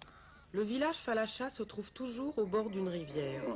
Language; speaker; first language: French; native; French